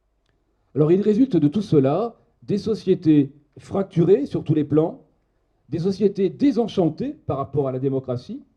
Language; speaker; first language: French; native; French